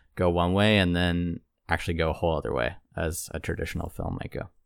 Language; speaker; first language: English; native; English